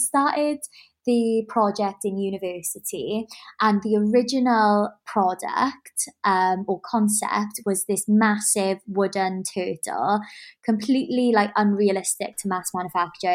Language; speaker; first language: English; native; English